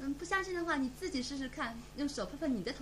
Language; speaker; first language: Chinese; native; Chinese